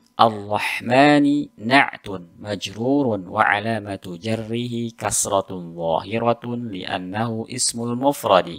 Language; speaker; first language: Arabic; non-native, fluent; Indonesian